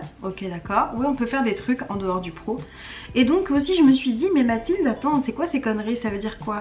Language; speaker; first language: French; native; French